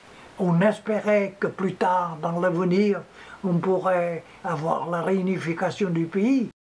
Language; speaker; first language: French; non-native, local second language; Vietnamese